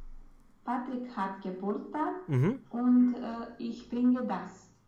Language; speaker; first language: German; non-native, learner; Romanian